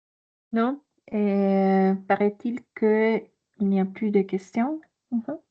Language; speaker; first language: French; non-native, fluent; Spanish